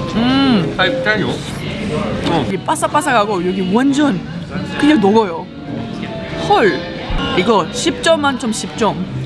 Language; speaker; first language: Korean; non-native, fluent; English